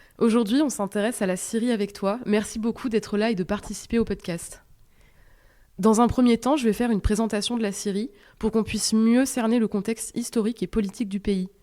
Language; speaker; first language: French; native; French